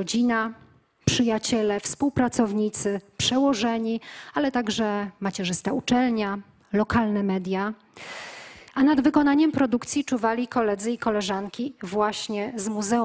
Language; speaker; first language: Polish; native; Polish